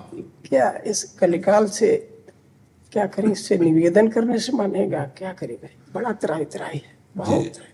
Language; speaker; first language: Hindi; native; Hindi